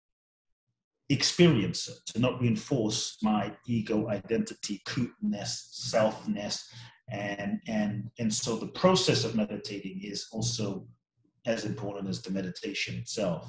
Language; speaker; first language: English; native; English